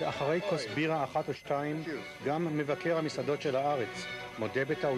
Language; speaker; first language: Hebrew; native; Hebrew